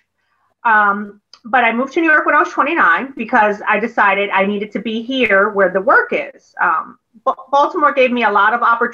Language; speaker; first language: English; native; English